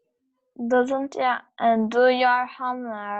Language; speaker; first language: English; non-native, learner; Turkish